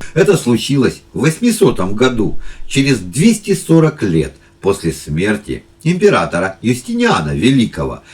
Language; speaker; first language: Russian; native; Russian